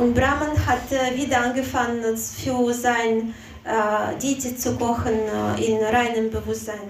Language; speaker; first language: German; non-native, fluent; Russian